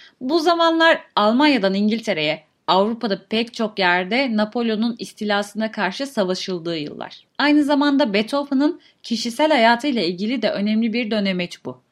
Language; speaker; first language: Turkish; native; Turkish